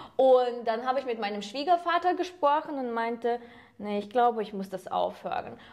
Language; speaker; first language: German; non-native, fluent; Ukrainian